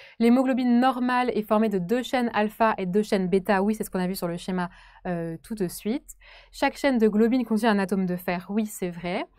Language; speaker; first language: French; native; French